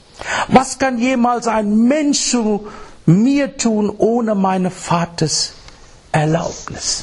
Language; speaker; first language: German; non-native, fluent; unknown